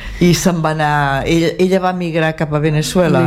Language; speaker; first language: Catalan; native; Catalan